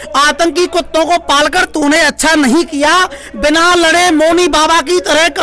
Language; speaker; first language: Hindi; native; Hindi